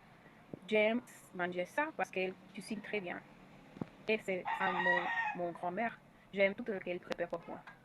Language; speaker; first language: French; non-native, learner; Spanish